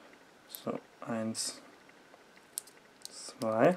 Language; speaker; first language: German; native; German